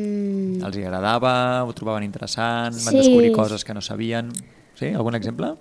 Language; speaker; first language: Catalan; native; Catalan